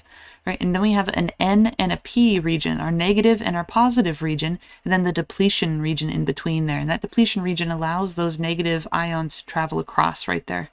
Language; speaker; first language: English; native; English